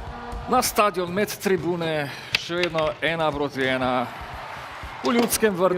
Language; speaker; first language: Slovenian; native; Slovenian